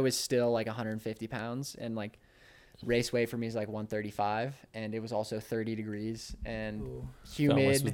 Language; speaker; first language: English; early bilingual, other home language; Spanish